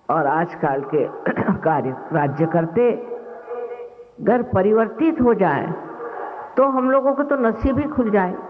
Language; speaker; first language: Hindi; non-native, local second language; Marathi